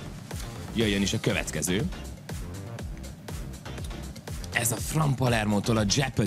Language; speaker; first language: Hungarian; native; Hungarian